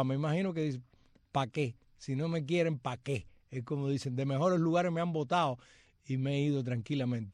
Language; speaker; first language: Spanish; native; Spanish